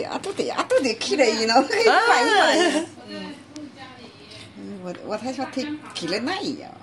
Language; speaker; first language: Japanese; non-native, learner; Chinese